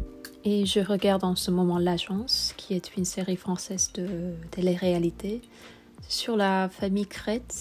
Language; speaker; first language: French; non-native, fluent; Korean